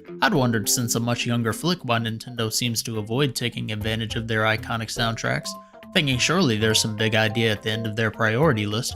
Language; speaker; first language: English; native; English